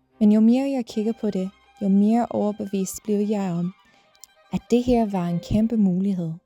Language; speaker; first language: Danish; non-native, fluent; English